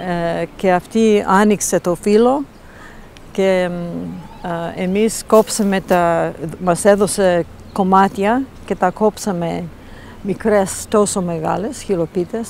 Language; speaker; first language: Greek; non-native, fluent; English